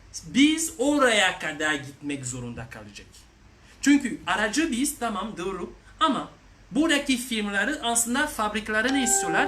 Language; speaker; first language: Turkish; non-native, learner; French